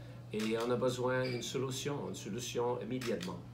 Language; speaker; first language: French; non-native, learner; English